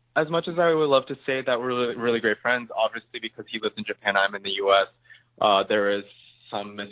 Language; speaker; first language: English; early bilingual, other home language; Japanese